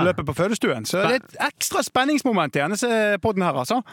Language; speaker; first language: Norwegian; native; Norwegian